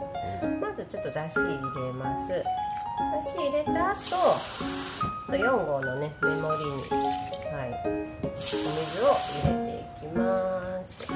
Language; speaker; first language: Japanese; native; Japanese